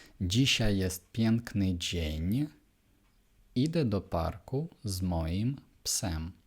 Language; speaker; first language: Polish; non-native, fluent; Ukrainian